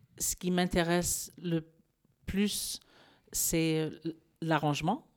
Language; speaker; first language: French; non-native, fluent; English